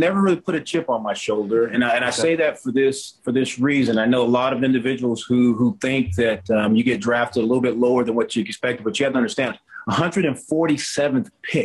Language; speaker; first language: English; native; English